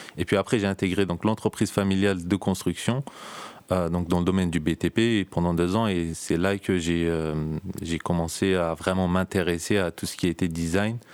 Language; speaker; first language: French; early bilingual, other home language; Turkish